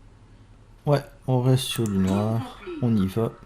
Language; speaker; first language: French; native; French